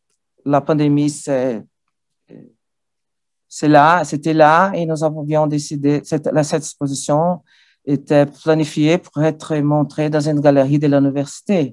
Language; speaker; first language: French; non-native, learner; Portuguese